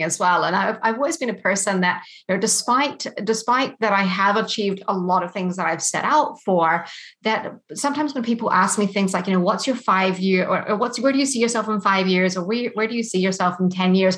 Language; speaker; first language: English; native; English